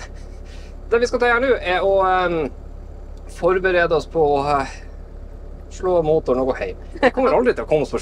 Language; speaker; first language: Norwegian; native; Norwegian